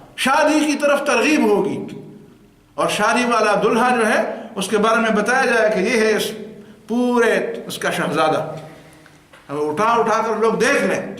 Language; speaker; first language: Urdu; non-native, local second language; Pashto